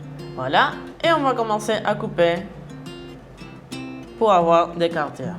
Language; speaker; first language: French; non-native, fluent; Spanish